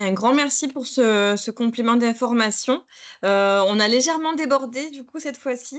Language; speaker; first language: French; native; French